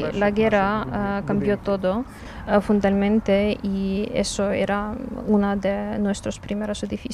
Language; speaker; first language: Spanish; non-native, learner; Ukrainian